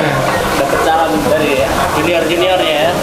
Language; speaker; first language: Indonesian; native; Indonesian